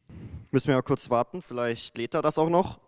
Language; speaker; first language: German; native; German